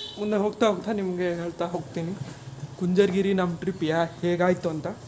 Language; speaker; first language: Kannada; native; Kannada